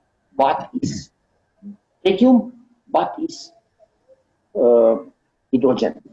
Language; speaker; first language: English; non-native, learner; Romanian